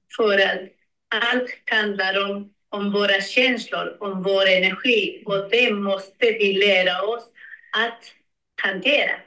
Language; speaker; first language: Swedish; non-native, learner; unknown